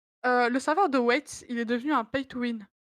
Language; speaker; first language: French; native; French